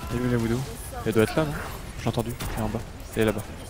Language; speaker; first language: French; native; French